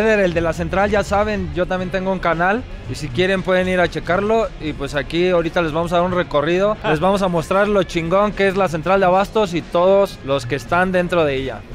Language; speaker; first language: Spanish; native; Spanish